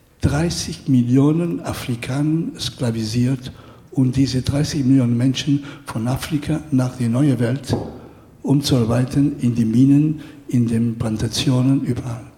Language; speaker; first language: German; non-native, fluent; Spanish